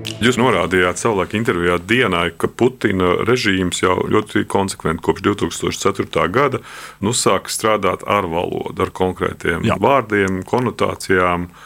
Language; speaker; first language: Latvian; native; Latvian